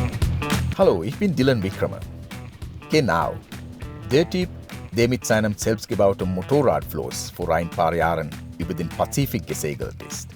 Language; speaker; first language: German; early bilingual, heritage; German